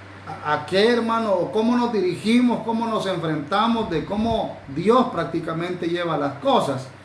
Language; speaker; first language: Spanish; native; Spanish